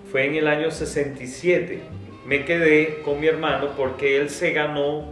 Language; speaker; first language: Spanish; native; Spanish